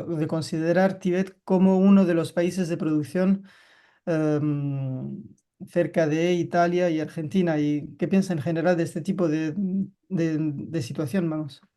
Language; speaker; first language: Spanish; non-native, fluent; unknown